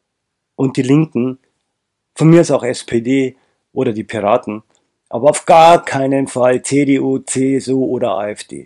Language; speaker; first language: German; native; German